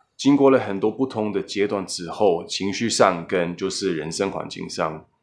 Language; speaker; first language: Chinese; non-native, fluent; German